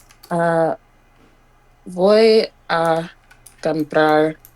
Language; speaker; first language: Spanish; non-native, learner; English